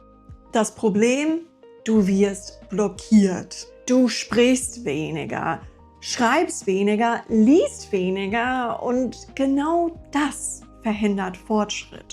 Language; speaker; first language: German; non-native, fluent; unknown